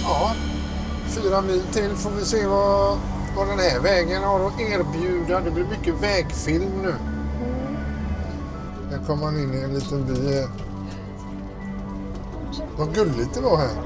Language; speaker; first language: Swedish; native; Swedish